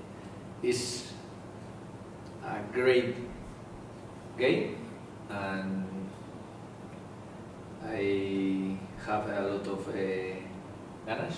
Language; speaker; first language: English; non-native, learner; Spanish